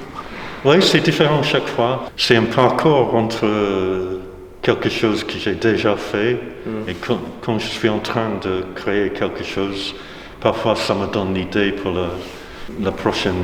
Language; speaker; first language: French; non-native, fluent; English